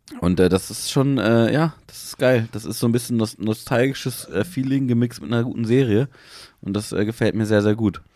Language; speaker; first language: German; native; German